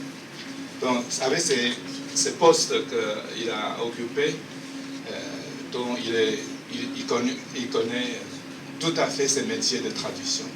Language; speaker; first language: French; non-native, fluent; Chinese